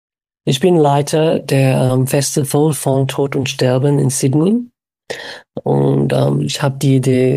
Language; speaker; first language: German; non-native, fluent; English